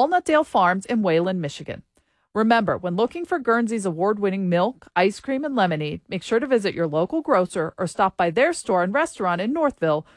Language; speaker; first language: English; native; English